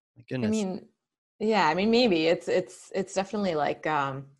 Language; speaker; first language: English; native; English